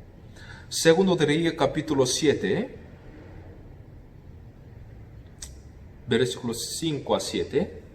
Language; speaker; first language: Spanish; non-native, fluent; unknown